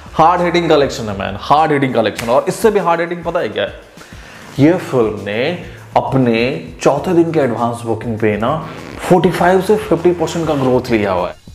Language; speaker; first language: Hindi; native; Hindi